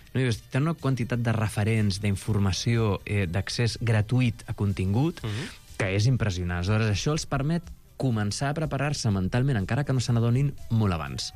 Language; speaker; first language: Catalan; native; Catalan